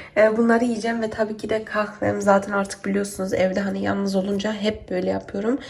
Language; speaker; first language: Turkish; early bilingual, heritage; Turkish